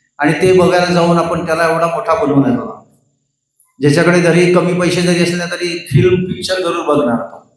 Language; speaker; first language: Marathi; non-native, local second language; Hindi